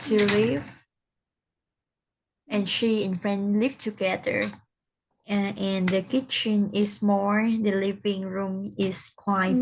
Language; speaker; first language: English; non-native, learner; Vietnamese